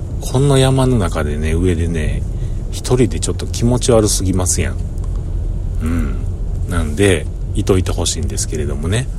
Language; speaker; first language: Japanese; native; Japanese